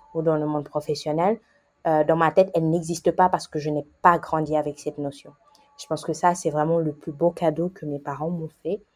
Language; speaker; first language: French; non-native, local second language; Wolof